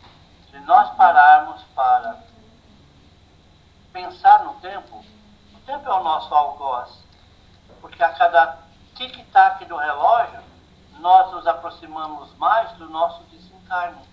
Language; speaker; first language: Portuguese; native; Portuguese